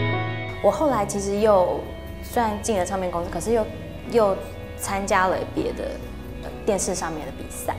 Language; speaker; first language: Chinese; native; Chinese